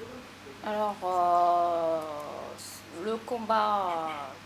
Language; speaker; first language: French; non-native, fluent; Japanese